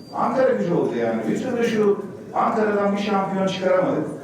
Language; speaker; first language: Turkish; native; Turkish